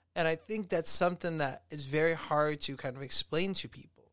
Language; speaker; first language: English; native; English